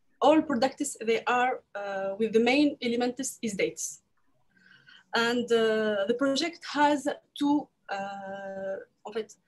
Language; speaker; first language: English; non-native, learner; French